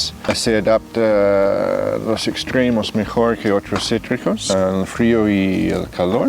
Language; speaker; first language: Spanish; non-native, fluent; English